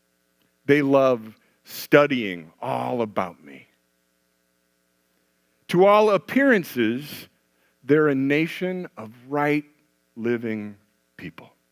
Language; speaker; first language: English; native; English